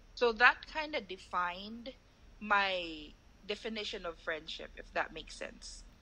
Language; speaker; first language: English; non-native, local second language; Cebuano